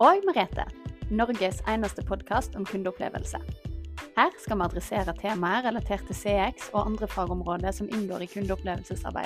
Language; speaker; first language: Norwegian; native; Norwegian